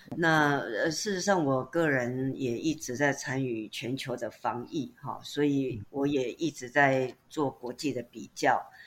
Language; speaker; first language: Chinese; native; Chinese